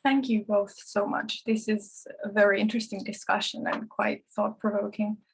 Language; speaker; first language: English; non-native, fluent; Finnish